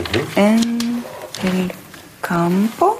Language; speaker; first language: Spanish; non-native, learner; Russian